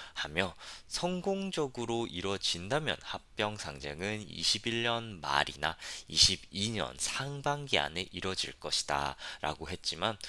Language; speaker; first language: Korean; native; Korean